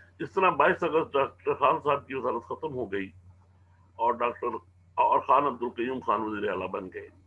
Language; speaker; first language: Urdu; native; Urdu